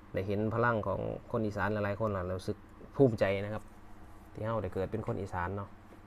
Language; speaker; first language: Thai; native; Thai